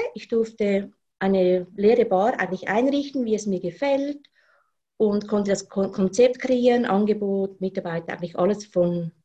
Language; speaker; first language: German; native; German